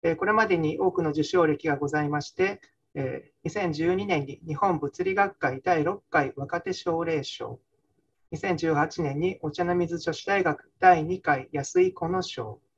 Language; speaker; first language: Japanese; native; Japanese